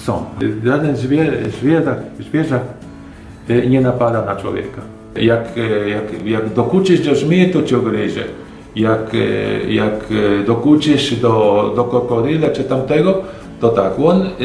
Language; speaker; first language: Polish; early bilingual, heritage; Polish